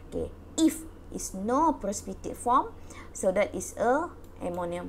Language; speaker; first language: English; non-native, local second language; Malay